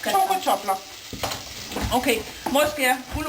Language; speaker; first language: Danish; native; Danish